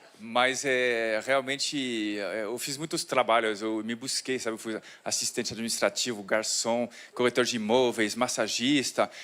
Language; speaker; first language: Portuguese; non-native, fluent; French